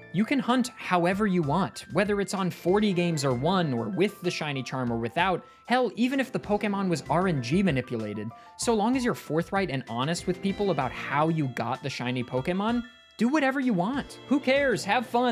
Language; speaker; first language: English; native; English